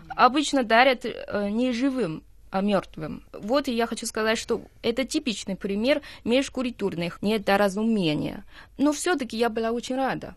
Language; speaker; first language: Russian; non-native, fluent; Chinese